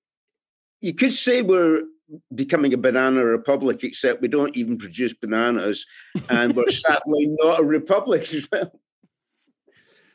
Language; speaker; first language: English; native; English